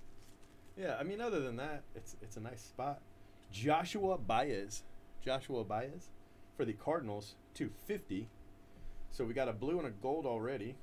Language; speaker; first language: English; native; English